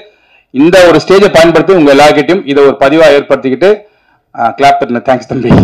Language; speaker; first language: Tamil; native; Tamil